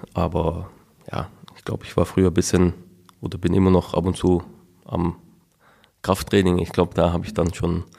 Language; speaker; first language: German; native; German